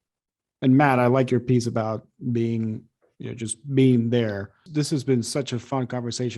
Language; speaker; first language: English; native; English